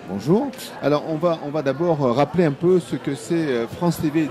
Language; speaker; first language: French; native; French